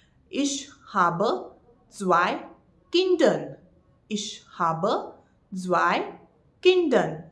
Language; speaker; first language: German; non-native, fluent; Marathi